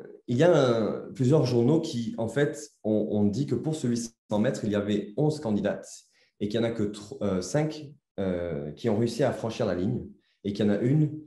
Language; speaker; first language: French; native; French